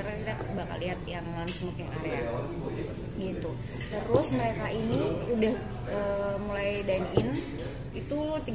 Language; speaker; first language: Indonesian; native; Indonesian